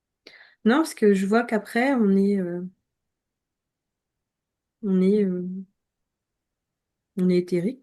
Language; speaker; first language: French; native; French